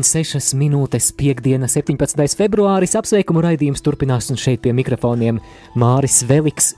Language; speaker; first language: Latvian; native; Latvian